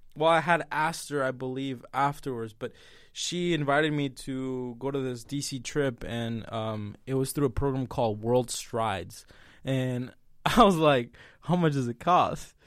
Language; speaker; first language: English; early bilingual, other home language; Spanish